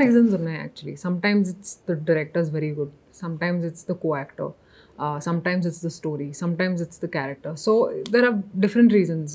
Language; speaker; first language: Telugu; non-native, local second language; Hindi